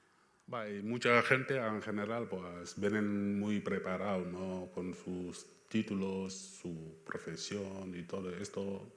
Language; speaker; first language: Spanish; non-native, fluent; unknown